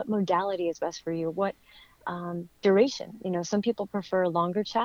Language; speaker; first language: English; native; English